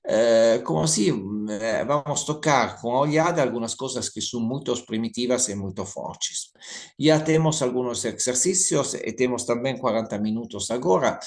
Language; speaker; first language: Portuguese; non-native, learner; Italian